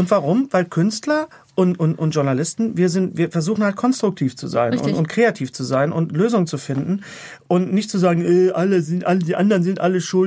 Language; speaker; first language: German; native; German